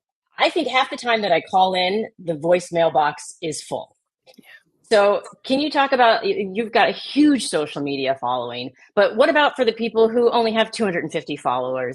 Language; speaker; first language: English; native; English